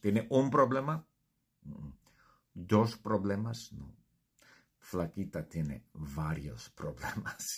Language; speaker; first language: Spanish; non-native, fluent; English